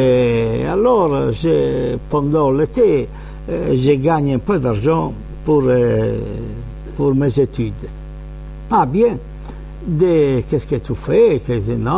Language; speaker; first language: French; non-native, fluent; Italian